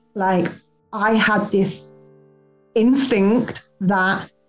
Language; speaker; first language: English; native; English